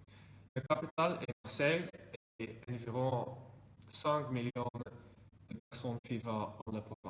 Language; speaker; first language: French; non-native, learner; Dutch